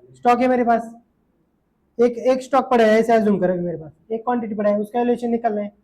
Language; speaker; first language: Hindi; non-native, local second language; Marathi